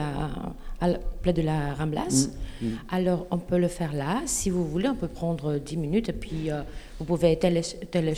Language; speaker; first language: French; non-native, fluent; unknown